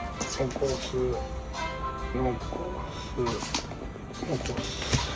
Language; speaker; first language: Japanese; native; Japanese